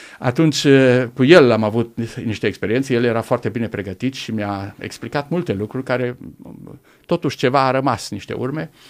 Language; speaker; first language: Romanian; non-native, local second language; German